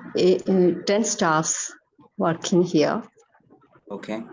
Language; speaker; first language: English; non-native, local second language; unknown